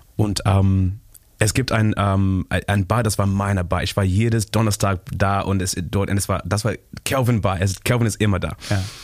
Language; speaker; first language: German; non-native, learner; Shona